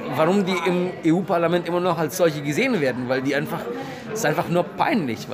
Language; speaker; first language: German; non-native, fluent; Romanian